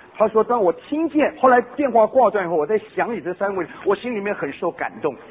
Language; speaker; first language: Chinese; non-native, local second language; Cantonese